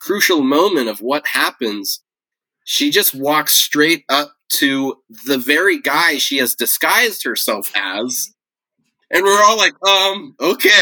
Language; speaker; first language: English; native; English